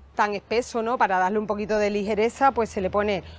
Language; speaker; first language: Spanish; native; Spanish